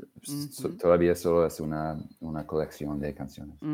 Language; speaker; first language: Spanish; non-native, fluent; English